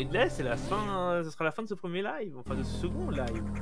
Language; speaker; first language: French; native; French